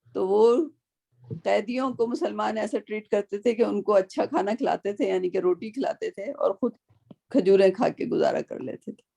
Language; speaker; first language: Urdu; native; Urdu